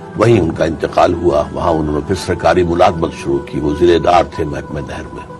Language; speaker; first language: Urdu; native; Urdu